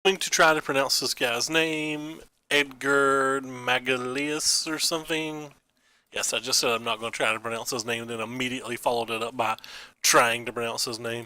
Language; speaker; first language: English; native; English